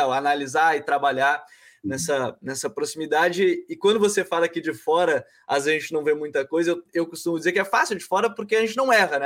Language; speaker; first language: Portuguese; native; Portuguese